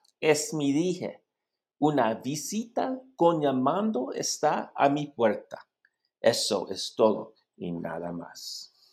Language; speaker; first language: Spanish; non-native, learner; English